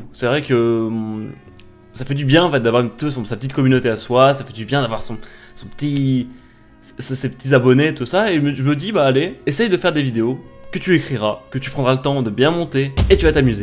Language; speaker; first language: French; native; French